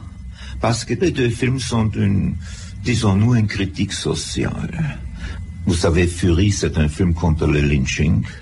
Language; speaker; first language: French; non-native, fluent; German